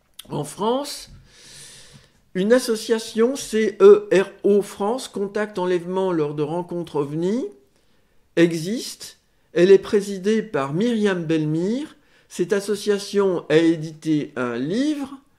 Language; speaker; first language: French; native; French